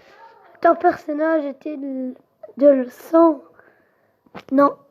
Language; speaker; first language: French; non-native, local second language; Arabic